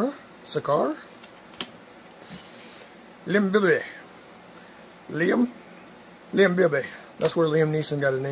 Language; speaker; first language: English; native; English